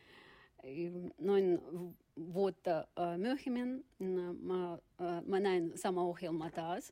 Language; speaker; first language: Finnish; non-native, learner; Russian